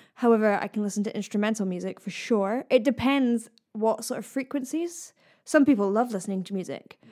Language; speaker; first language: English; native; English